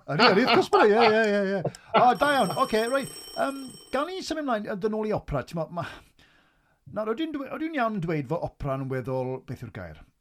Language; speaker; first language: Welsh; native; Welsh